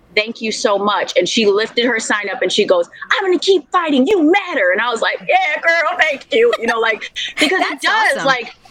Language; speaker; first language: English; native; English